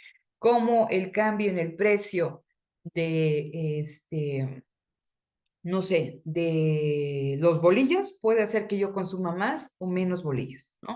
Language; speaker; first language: Spanish; native; Spanish